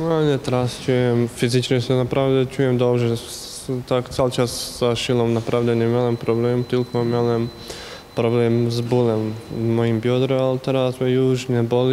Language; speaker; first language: Polish; non-native, learner; Bosnian